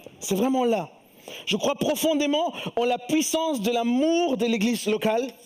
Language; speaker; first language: French; early bilingual, other home language; Spanish